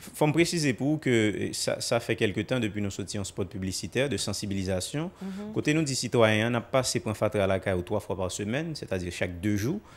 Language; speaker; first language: French; non-native, local second language; Haitian Creole